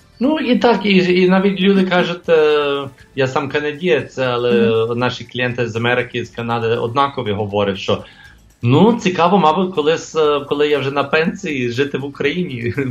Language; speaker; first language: Ukrainian; early bilingual, heritage; English